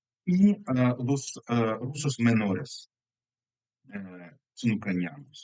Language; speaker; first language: Spanish; non-native, fluent; Ukrainian